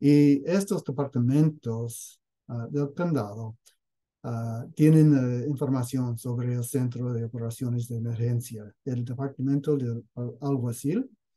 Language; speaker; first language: Spanish; non-native, fluent; English